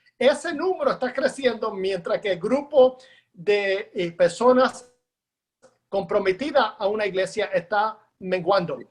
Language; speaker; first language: Spanish; early bilingual, heritage; Spanish